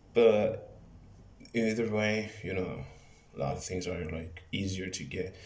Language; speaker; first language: English; non-native, fluent; Spanish